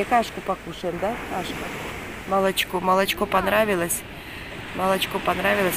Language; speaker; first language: Russian; native; Russian